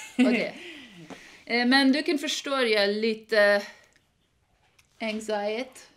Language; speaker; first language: Swedish; non-native, learner; English